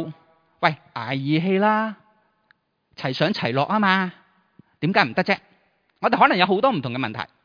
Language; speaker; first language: Chinese; native; Chinese